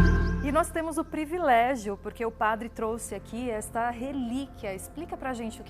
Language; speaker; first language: Portuguese; native; Portuguese